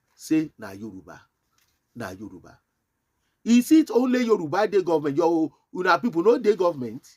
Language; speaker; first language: English; non-native, local second language; Yoruba